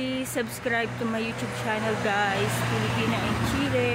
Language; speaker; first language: English; non-native, local second language; Filipino